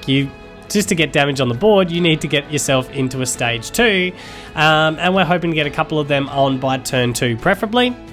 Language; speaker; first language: English; native; English